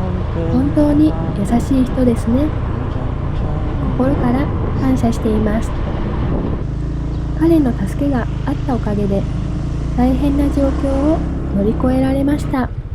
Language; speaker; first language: Japanese; non-native, fluent; Vietnamese